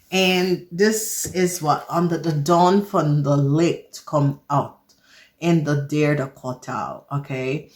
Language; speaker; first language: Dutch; non-native, fluent; English